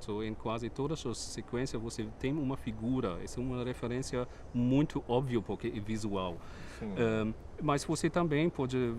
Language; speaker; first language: Portuguese; non-native, fluent; German